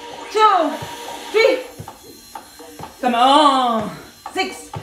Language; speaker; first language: English; non-native, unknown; Portuguese